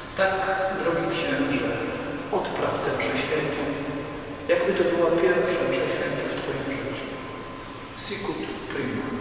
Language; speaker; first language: Polish; native; Polish